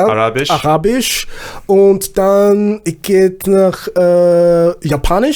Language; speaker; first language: German; non-native, learner; Zulu